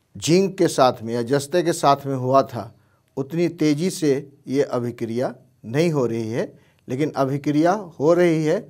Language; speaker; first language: Hindi; native; Hindi